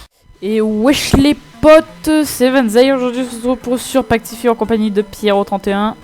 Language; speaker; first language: French; native; French